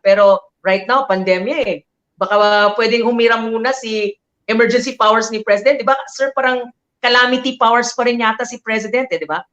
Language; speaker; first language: Filipino; non-native, local second language; Maranao